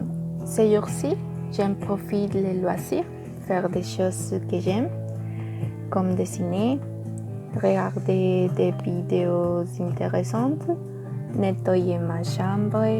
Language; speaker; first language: French; non-native, learner; Spanish